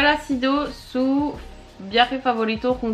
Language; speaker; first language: Spanish; non-native, fluent; French